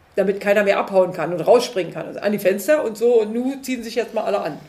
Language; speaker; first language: German; native; German